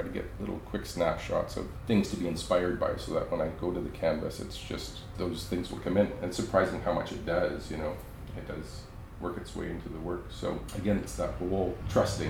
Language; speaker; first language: English; native; English